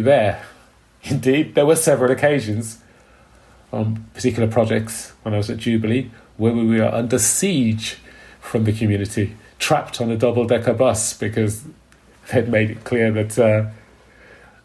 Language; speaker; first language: English; native; English